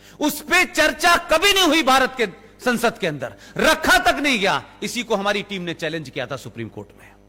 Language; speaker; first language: Hindi; native; Hindi